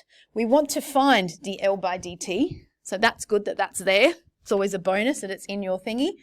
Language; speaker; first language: English; native; English